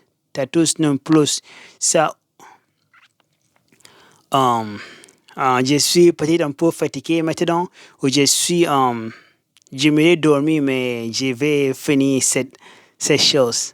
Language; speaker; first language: French; non-native, learner; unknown